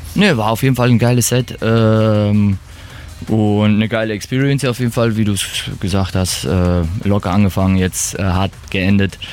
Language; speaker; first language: German; native; German